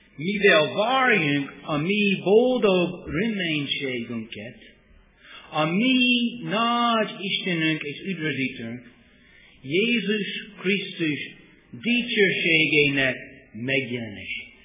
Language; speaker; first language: Hungarian; non-native, fluent; English